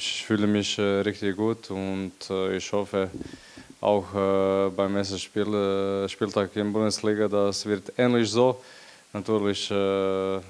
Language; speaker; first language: German; non-native, fluent; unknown